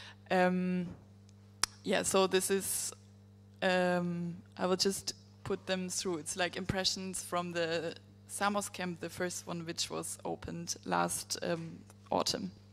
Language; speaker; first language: English; non-native, fluent; German